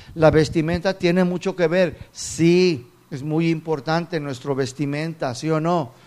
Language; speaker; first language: Spanish; non-native, fluent; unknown